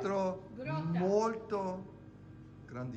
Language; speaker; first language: Italian; non-native, learner; German